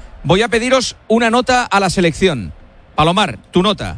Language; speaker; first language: Spanish; native; Spanish